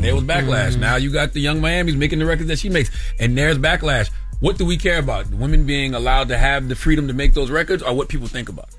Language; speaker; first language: English; native; English